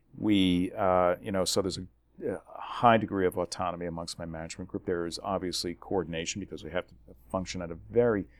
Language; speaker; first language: English; native; English